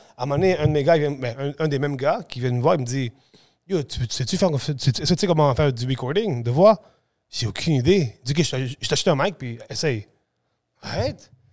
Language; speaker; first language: French; early bilingual, other home language; Spanish